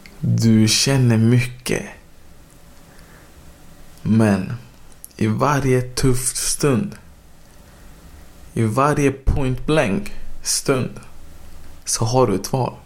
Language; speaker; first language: Swedish; early bilingual, other home language; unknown